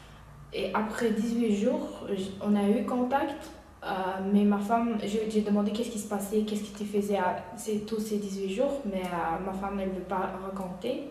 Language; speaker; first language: French; non-native, learner; Uyghur